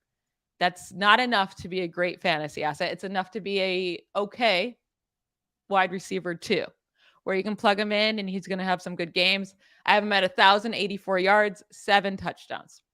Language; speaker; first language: English; native; English